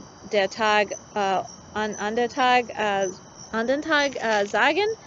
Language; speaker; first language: German; non-native, learner; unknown